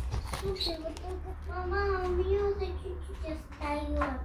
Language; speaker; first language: Russian; early bilingual, heritage; Russian